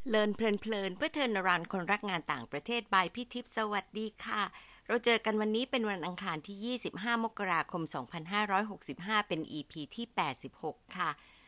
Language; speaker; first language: Thai; native; Thai